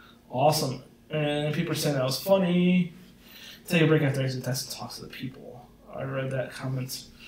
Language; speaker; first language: English; native; English